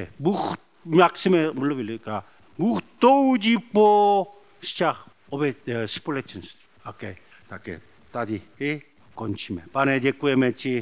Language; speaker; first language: Czech; non-native, learner; Korean